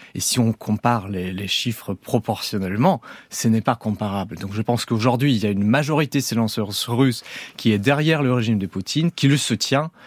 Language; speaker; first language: French; non-native, fluent; Russian